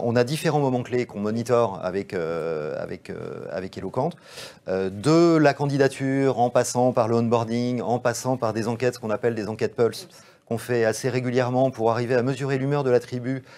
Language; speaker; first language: French; native; French